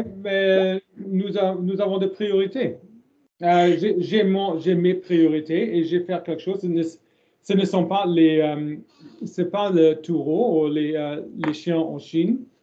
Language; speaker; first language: French; non-native, learner; German